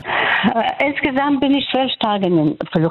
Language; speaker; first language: German; non-native, fluent; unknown